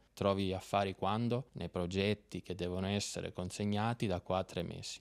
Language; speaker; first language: Italian; native; Italian